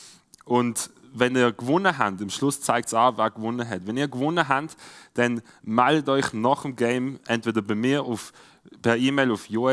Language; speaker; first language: German; native; German